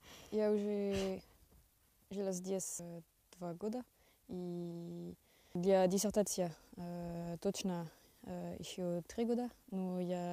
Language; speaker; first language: Russian; non-native, learner; French